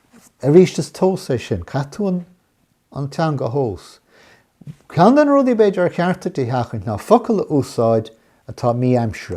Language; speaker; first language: Irish; non-native, local second language; English